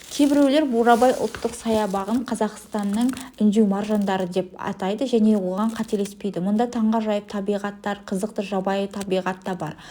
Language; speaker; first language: Kazakh; native; Kazakh